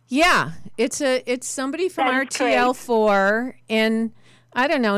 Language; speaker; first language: English; native; English